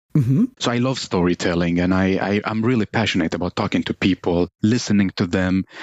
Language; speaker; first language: English; non-native, fluent; Arabic